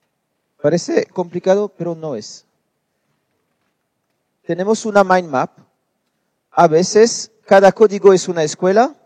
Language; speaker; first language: Spanish; non-native, learner; French